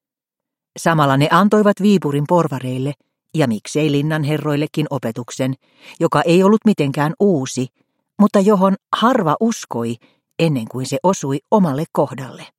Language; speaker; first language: Finnish; native; Finnish